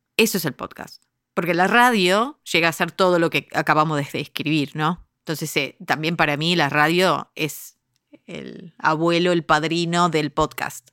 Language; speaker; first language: Spanish; early bilingual, heritage; Spanish